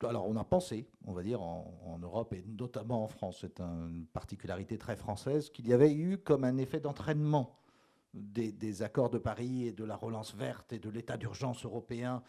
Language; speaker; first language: French; native; French